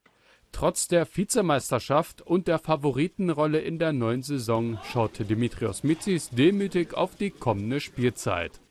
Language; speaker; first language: German; native; German